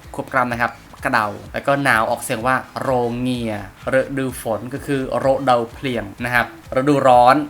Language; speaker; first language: Thai; non-native, fluent; Khmer